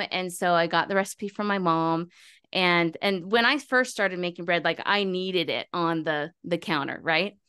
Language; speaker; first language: English; native; English